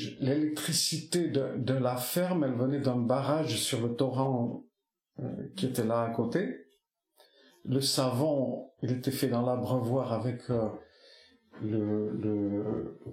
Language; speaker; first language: French; non-native, local second language; Basque